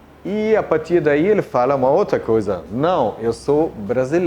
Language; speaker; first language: Portuguese; non-native, fluent; German